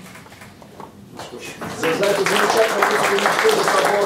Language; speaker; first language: Russian; native; Russian